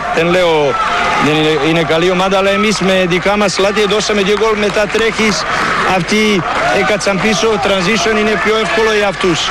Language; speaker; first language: Greek; non-native, learner; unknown